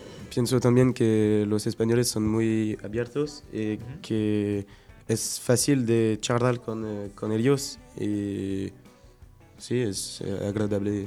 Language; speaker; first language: Spanish; non-native, learner; French